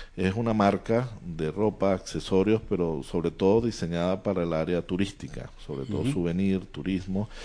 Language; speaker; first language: Spanish; native; Spanish